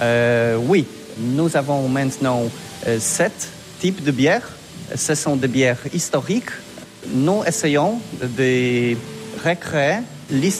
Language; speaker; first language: French; non-native, fluent; Polish